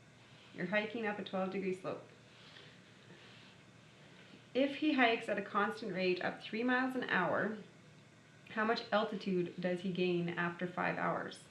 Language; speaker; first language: English; native; English